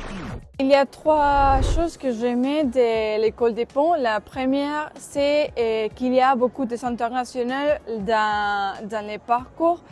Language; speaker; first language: French; non-native, learner; Spanish